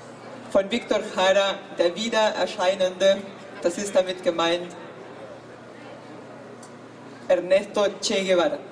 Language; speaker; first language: German; non-native, fluent; Spanish